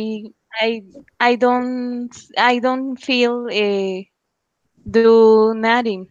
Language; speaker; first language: English; non-native, learner; Spanish